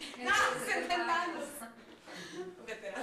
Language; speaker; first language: Spanish; native; Spanish